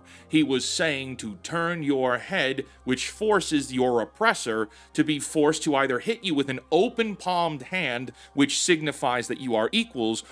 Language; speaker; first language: English; native; English